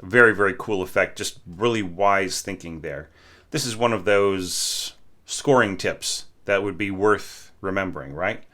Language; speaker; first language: English; native; English